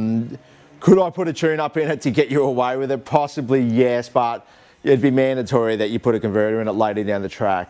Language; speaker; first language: English; native; English